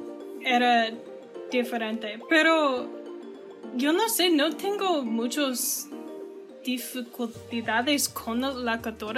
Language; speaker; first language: Spanish; non-native, learner; English